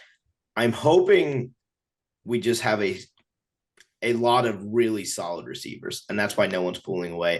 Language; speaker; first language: English; native; English